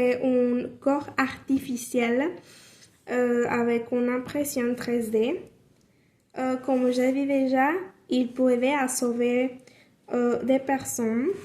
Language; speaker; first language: French; non-native, learner; Spanish